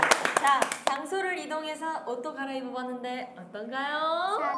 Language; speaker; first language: Korean; native; Korean